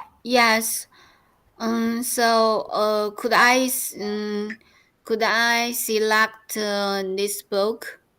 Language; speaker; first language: English; non-native, learner; Chinese